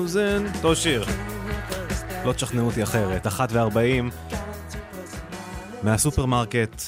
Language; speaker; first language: Hebrew; native; Hebrew